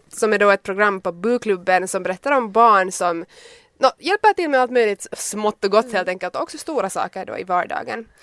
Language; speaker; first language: Swedish; native; Swedish